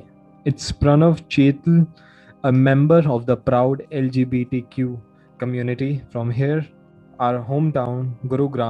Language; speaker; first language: English; non-native, local second language; Hindi